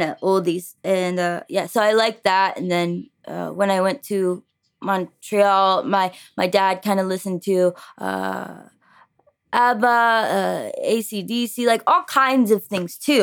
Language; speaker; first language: English; early bilingual, other home language; French